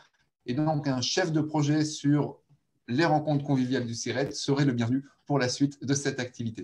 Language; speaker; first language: French; native; French